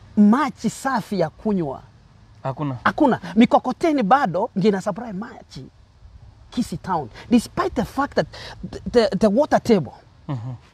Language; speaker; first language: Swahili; non-native, local second language; Gusii